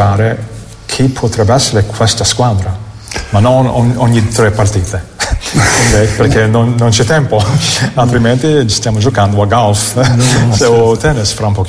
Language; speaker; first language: Italian; non-native, fluent; English